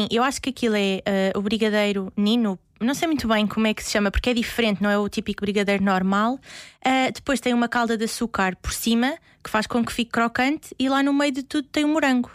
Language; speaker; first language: Portuguese; native; Portuguese